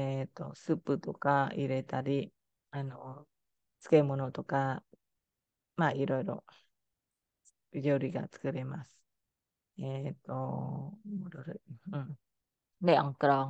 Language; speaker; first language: Japanese; non-native, fluent; Khmer